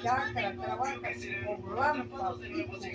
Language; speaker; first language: Spanish; non-native, local second language; Quechua